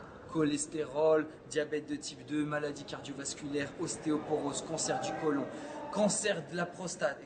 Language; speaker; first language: French; early bilingual, heritage; French